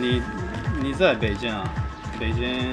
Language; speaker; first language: Chinese; non-native, fluent; Japanese